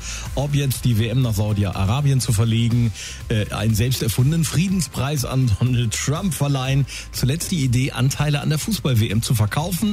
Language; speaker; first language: German; native; German